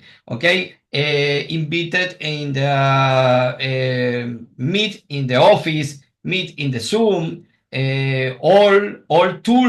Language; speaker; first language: English; non-native, learner; Spanish